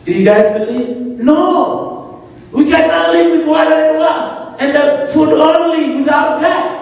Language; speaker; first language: English; non-native, learner; Amharic